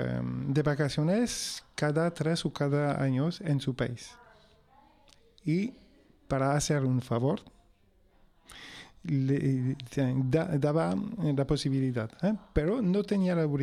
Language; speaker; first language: Spanish; non-native, fluent; French